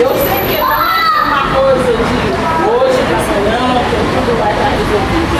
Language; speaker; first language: Portuguese; non-native, learner; Haitian Creole